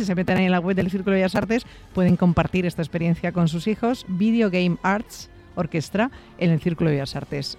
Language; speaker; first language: Spanish; native; Spanish